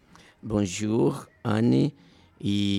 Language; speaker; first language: French; non-native, learner; Portuguese